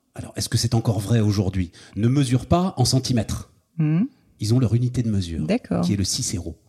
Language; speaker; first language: French; native; French